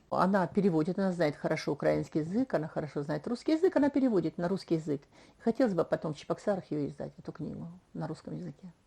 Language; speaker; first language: Russian; non-native, local second language; Chuvash